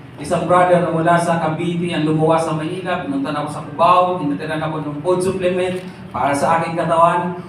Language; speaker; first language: Filipino; non-native, local second language; Masbatenyo